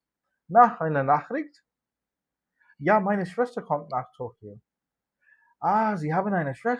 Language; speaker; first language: German; non-native, fluent; Malayalam